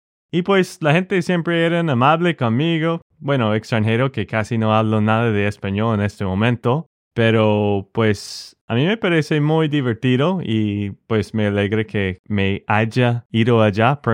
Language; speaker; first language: Spanish; non-native, fluent; English